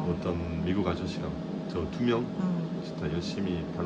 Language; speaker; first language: Korean; non-native, learner; French